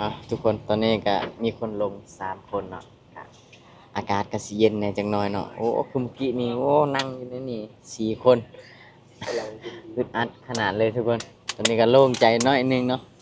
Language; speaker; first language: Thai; non-native, local second language; Lao